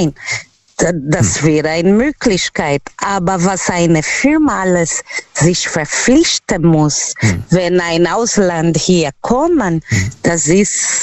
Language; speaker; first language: German; non-native, learner; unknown